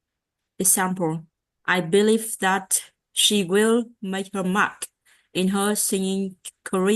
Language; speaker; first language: English; non-native, learner; Vietnamese